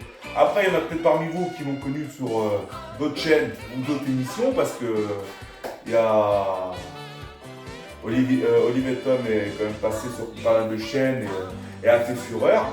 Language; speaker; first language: French; native; French